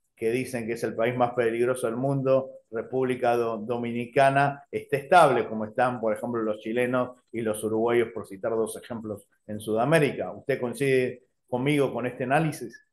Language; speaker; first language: Spanish; native; Spanish